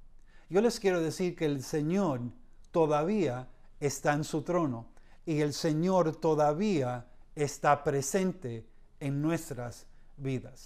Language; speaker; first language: Spanish; early bilingual, heritage; Spanish